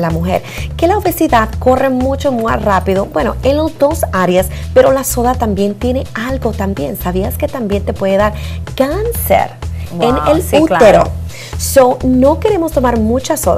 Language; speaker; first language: Spanish; native; Spanish